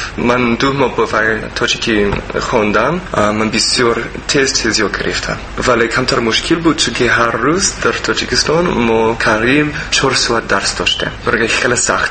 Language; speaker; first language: Persian; non-native, learner; English